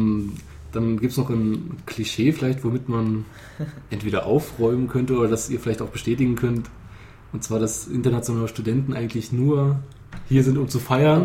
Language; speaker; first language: German; native; German